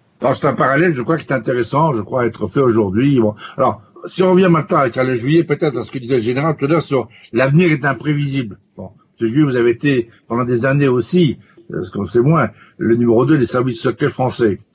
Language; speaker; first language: French; native; French